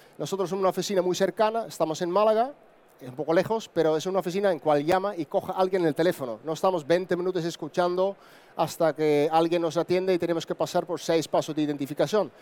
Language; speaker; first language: Spanish; non-native, fluent; Dutch